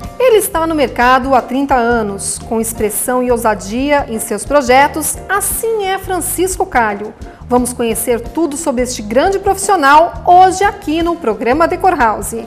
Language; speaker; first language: Portuguese; native; Portuguese